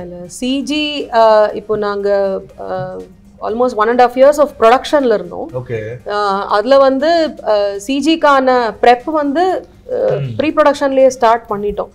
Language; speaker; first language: Tamil; native; Tamil